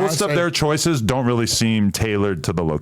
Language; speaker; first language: English; native; English